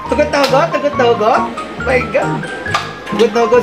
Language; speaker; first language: Filipino; native; Filipino